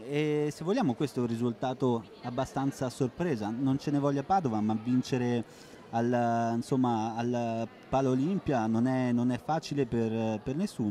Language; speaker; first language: Italian; native; Italian